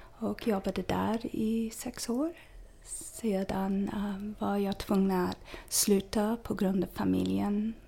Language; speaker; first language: Swedish; non-native, fluent; English